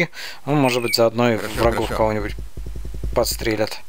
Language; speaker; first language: Russian; native; Russian